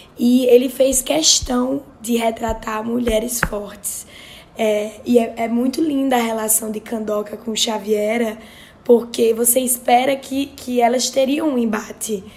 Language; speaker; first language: Portuguese; native; Portuguese